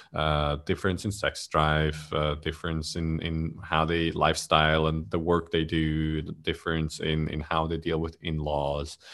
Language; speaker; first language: English; non-native, fluent; German